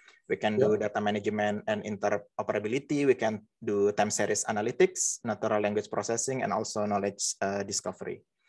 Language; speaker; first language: English; non-native, fluent; Indonesian